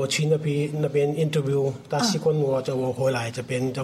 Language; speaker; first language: Chinese; non-native, learner; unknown